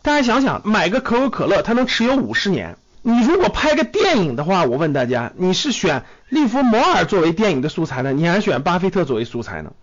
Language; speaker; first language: Chinese; native; Chinese